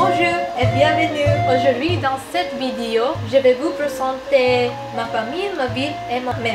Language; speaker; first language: French; non-native, learner; Filipino